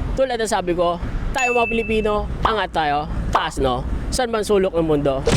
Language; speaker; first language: Filipino; native; Filipino